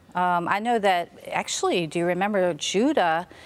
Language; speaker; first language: English; native; English